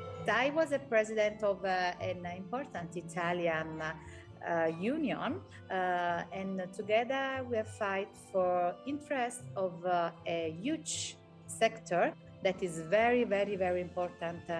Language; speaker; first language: English; non-native, local second language; Italian